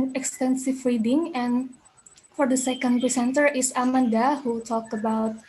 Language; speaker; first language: English; non-native, learner; Indonesian